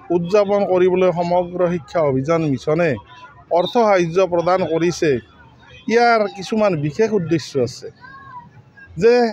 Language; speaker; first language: Assamese; native; Assamese